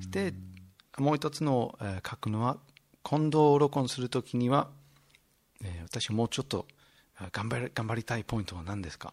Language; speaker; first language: Japanese; non-native, fluent; English